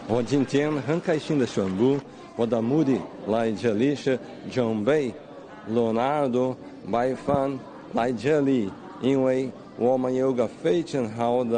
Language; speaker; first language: Chinese; non-native, learner; Portuguese